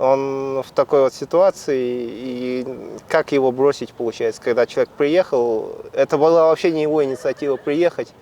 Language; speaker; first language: Russian; native; Russian